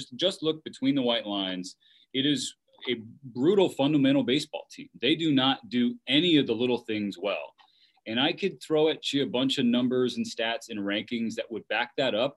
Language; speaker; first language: English; native; English